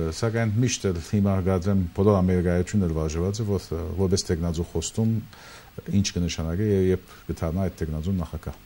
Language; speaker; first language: Armenian; early bilingual, heritage; Armenian